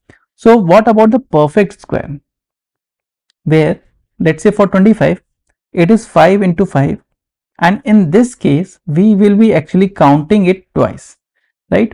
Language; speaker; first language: English; non-native, local second language; Hindi